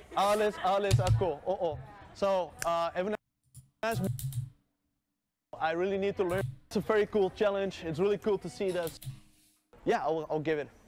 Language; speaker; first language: English; non-native, fluent; Dutch